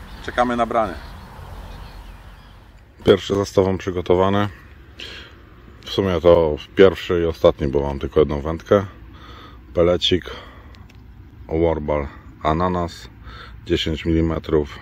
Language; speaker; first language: Polish; native; Polish